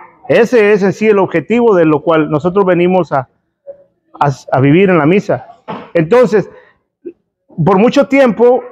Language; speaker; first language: Spanish; native; Spanish